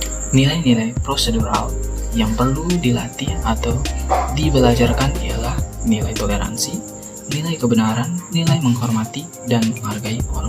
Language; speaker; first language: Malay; non-native, local second language; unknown